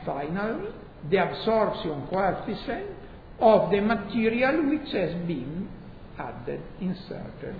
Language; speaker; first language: English; non-native, fluent; Italian